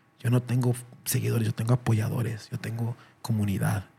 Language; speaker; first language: Spanish; early bilingual, heritage; Spanish